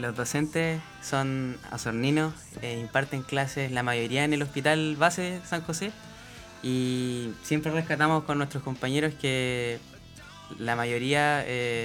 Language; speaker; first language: Spanish; native; Spanish